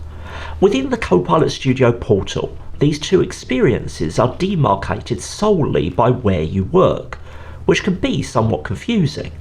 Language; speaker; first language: English; native; English